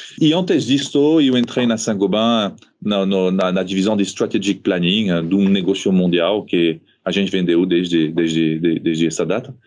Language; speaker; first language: Portuguese; non-native, fluent; French